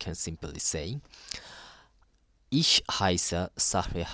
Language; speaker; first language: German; non-native, learner; Bangla